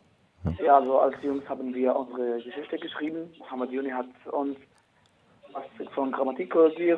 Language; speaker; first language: German; non-native, learner; Arabic